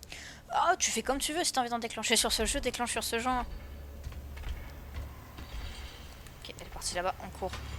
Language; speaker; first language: French; native; French